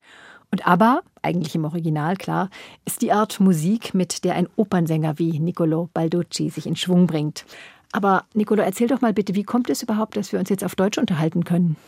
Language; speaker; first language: German; native; German